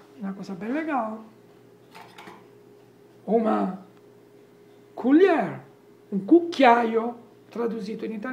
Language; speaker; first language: Portuguese; non-native, fluent; Italian